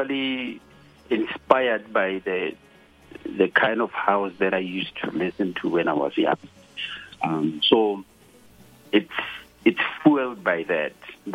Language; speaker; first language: English; non-native, local second language; Tswana